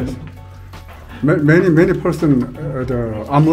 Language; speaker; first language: English; non-native, learner; Korean